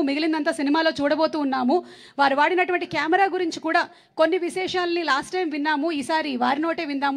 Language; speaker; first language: Telugu; native; Telugu